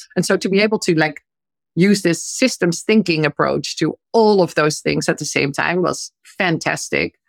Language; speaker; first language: English; non-native, fluent; Dutch